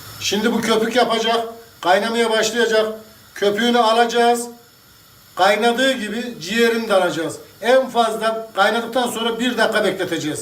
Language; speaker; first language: Turkish; native; Turkish